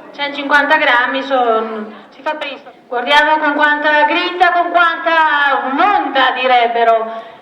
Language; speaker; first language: Italian; native; Italian